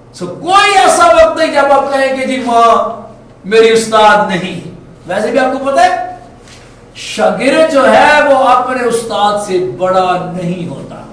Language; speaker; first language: Urdu; non-native, local second language; Punjabi